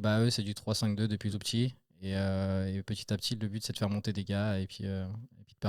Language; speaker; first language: French; native; French